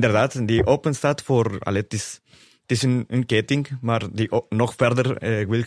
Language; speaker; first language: Dutch; non-native, fluent; Spanish